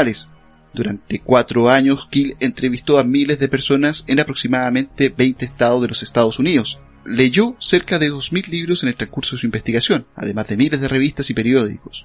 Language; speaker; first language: Spanish; native; Spanish